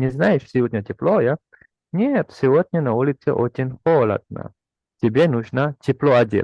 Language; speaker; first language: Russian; non-native, fluent; Indonesian